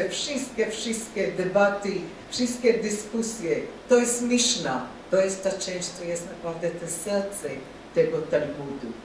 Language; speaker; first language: Polish; non-native, fluent; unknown